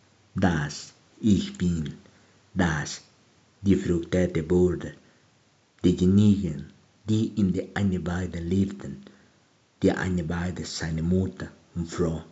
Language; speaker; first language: German; non-native, learner; Spanish